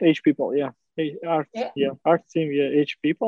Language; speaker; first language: English; non-native, learner; Russian